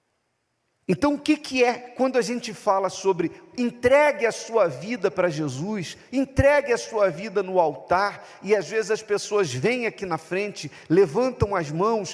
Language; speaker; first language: Portuguese; native; Portuguese